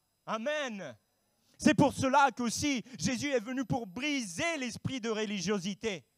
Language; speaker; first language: French; native; French